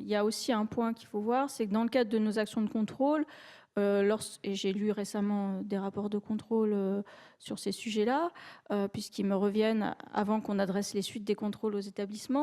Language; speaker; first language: French; native; French